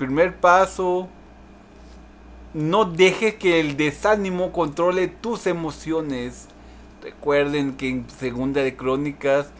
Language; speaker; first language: Spanish; early bilingual, heritage; Spanish